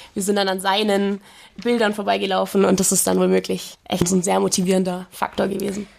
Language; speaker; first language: German; native; German